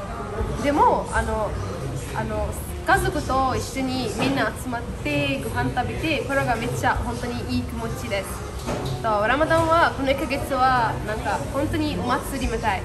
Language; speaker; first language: Japanese; non-native, learner; Arabic